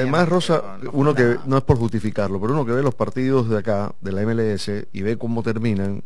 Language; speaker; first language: Spanish; native; Spanish